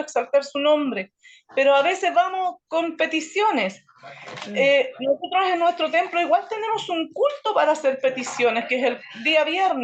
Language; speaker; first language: Spanish; native; Spanish